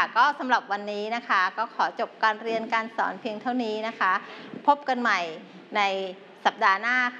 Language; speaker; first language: Thai; native; Thai